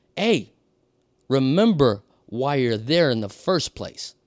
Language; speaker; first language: English; non-native, fluent; Portuguese